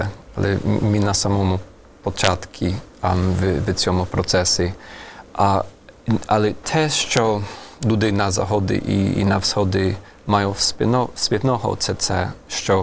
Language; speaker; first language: Ukrainian; non-native, fluent; German